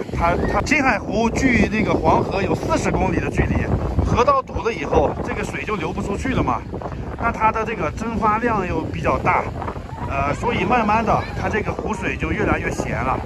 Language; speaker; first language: Chinese; native; Chinese